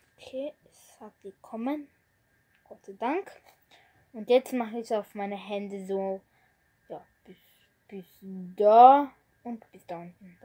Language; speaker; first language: German; non-native, learner; Bulgarian